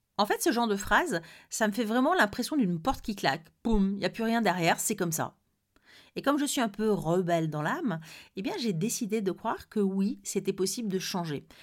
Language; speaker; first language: French; native; French